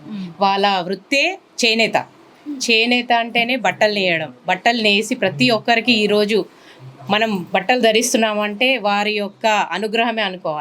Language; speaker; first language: Telugu; native; Telugu